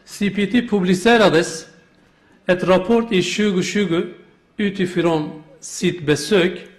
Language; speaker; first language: Swedish; non-native, learner; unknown